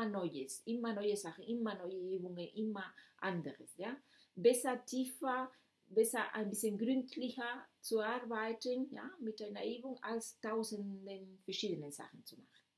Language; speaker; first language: German; non-native, fluent; Spanish